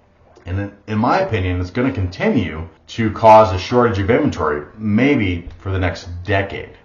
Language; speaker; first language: English; native; English